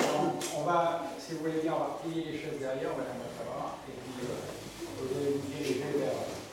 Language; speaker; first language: French; native; French